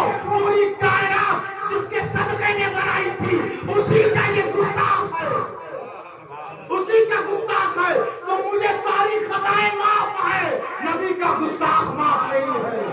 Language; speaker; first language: Urdu; native; Urdu